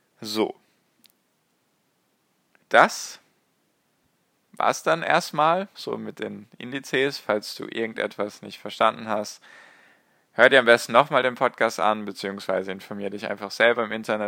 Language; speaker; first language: German; native; German